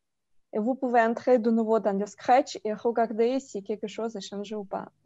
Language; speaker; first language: French; non-native, fluent; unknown